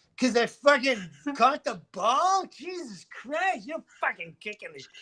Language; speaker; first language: English; native; English